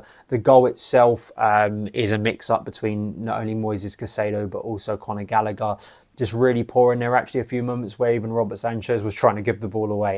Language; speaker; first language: English; native; English